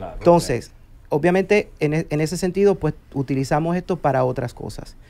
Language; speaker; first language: Spanish; native; Spanish